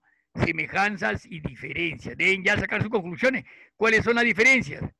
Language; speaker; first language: Spanish; native; Spanish